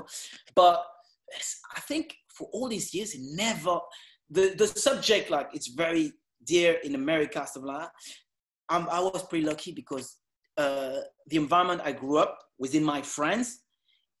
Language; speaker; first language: English; non-native, fluent; French